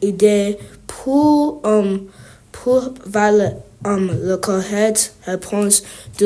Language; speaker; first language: French; non-native, learner; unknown